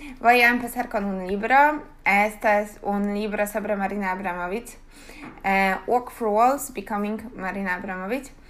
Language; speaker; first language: Spanish; non-native, learner; Polish